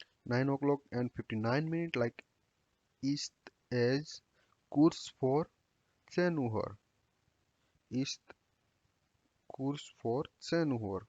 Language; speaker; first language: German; non-native, learner; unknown